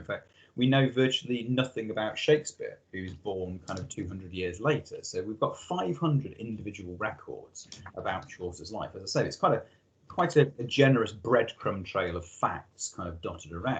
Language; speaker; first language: English; native; English